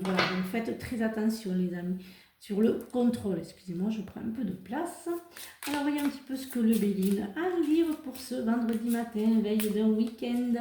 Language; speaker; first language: French; native; French